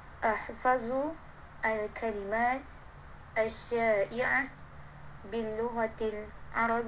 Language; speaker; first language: Arabic; non-native, learner; Malay